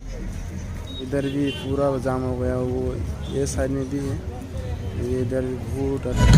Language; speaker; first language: Hindi; non-native, local second language; Kok Borok